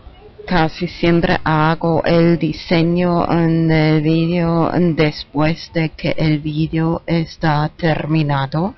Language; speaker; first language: Spanish; non-native, fluent; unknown